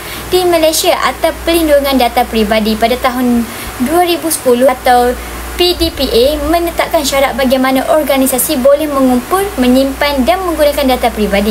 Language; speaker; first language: Malay; native; Malay